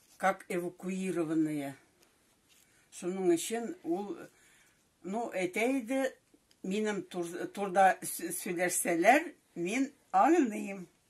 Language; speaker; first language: Tatar; non-native, local second language; Russian